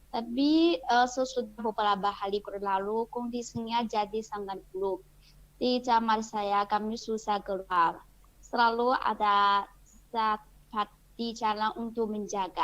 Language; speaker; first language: Indonesian; non-native, fluent; Chinese